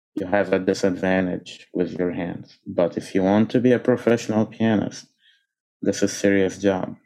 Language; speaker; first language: English; non-native, fluent; Arabic